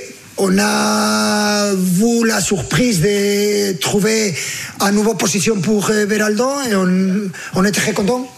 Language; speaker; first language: French; non-native, learner; Spanish